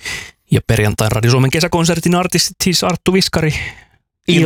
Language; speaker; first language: Finnish; native; Finnish